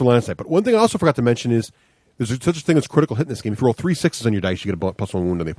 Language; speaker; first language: English; native; English